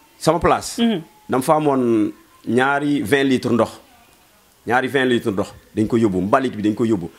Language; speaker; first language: Wolof; non-native, local second language; Jola-Fonyi